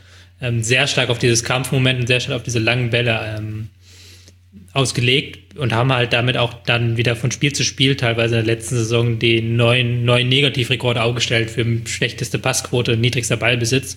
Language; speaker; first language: German; native; German